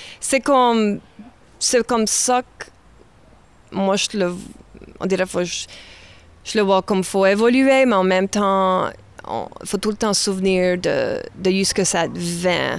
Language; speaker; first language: French; native; French